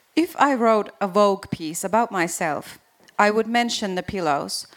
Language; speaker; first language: English; non-native, fluent; Finnish